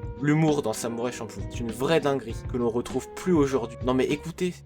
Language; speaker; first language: French; native; French